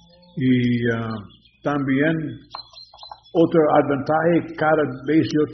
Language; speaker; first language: Spanish; non-native, learner; English